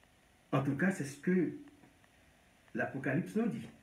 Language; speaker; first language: French; non-native, local second language; Haitian Creole